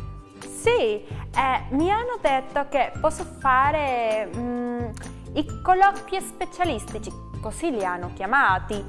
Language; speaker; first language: Italian; non-native, learner; Spanish